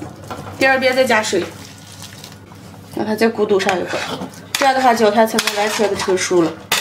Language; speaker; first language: Chinese; native; Chinese